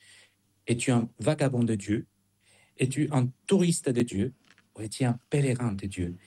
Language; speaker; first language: French; non-native, fluent; Spanish